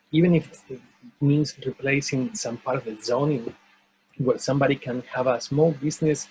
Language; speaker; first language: English; non-native, fluent; Spanish